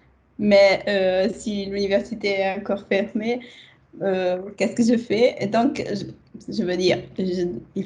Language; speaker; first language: French; non-native, fluent; Italian